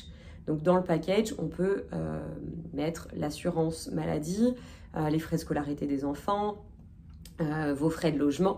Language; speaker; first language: French; native; French